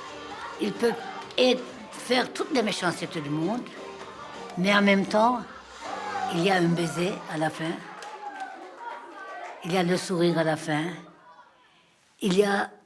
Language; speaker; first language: French; non-native, fluent; Armenian